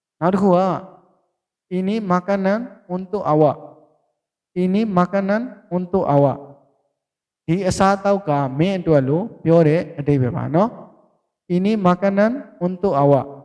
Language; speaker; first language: Indonesian; non-native, learner; Burmese